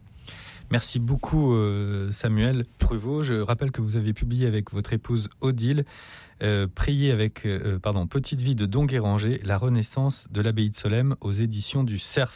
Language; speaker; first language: French; native; French